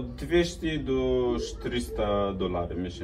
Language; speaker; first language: Polish; non-native, learner; Arabic